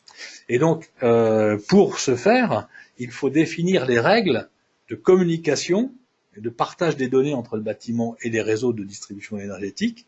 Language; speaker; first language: French; native; French